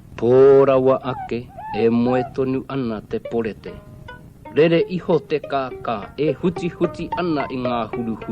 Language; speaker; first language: Māori; native; Māori